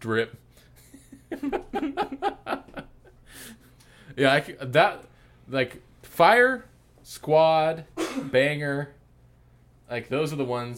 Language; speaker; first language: English; native; English